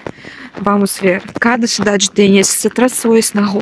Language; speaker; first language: Portuguese; non-native, learner; Russian